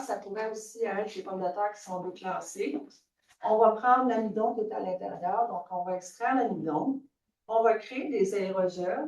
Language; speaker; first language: French; native; French